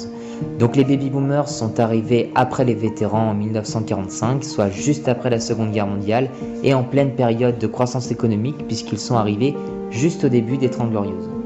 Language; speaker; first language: French; native; French